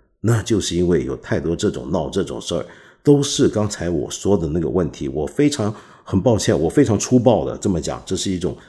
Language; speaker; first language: Chinese; non-native, local second language; Cantonese